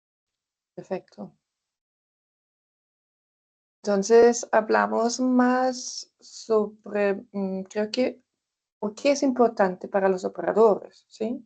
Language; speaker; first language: Spanish; non-native, fluent; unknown